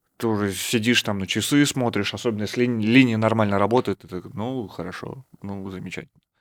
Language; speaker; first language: Russian; native; Russian